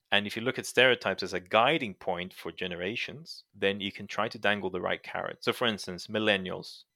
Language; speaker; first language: English; non-native, fluent; Portuguese